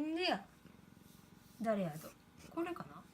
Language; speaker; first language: Japanese; native; Japanese